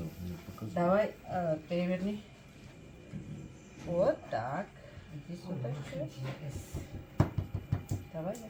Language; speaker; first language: Russian; non-native, fluent; Georgian